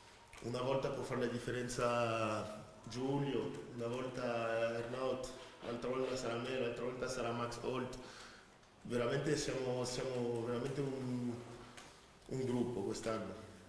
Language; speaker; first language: Italian; non-native, fluent; French